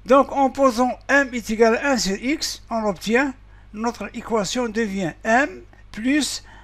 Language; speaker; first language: French; non-native, local second language; Arabic